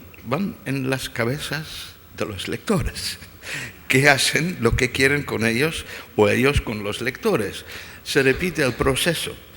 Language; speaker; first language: Spanish; non-native, fluent; Dutch